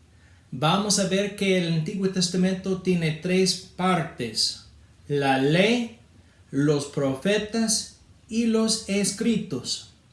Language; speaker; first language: Spanish; non-native, fluent; English